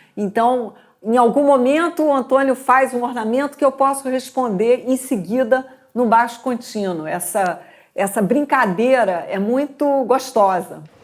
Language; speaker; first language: Portuguese; native; Portuguese